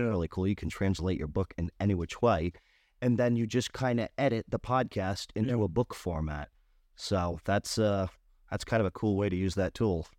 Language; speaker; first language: English; native; English